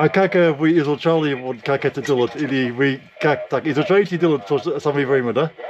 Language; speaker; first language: Russian; non-native, learner; English